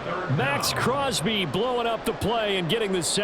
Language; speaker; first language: English; native; English